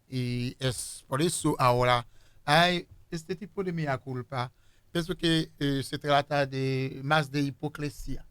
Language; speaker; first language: Spanish; non-native, fluent; Haitian Creole